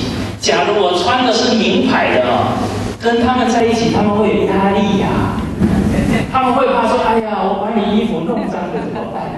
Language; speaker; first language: Chinese; native; Chinese